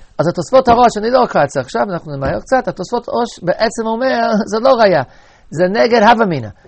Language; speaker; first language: Hebrew; native; Hebrew